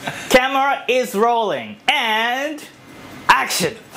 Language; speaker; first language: English; non-native, fluent; Japanese